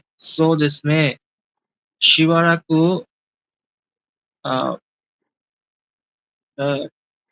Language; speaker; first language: Japanese; non-native, learner; Bangla